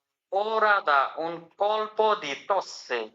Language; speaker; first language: Italian; non-native, learner; Bangla